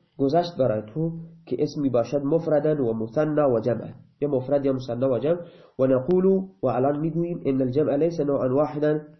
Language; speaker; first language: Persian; non-native, local second language; Baluchi